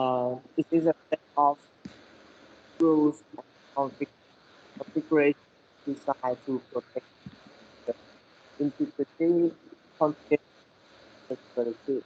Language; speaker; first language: English; non-native, learner; Thai